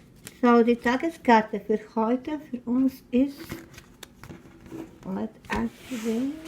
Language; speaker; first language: German; non-native, learner; Croatian